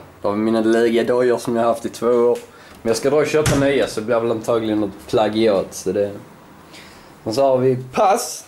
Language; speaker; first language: Swedish; native; Swedish